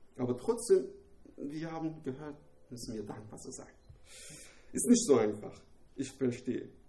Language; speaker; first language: German; non-native, learner; Persian